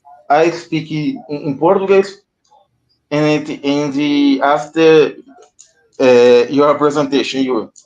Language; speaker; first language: English; non-native, learner; Portuguese